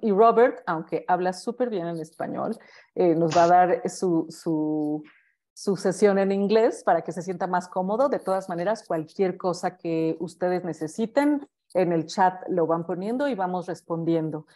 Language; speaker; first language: Spanish; native; Spanish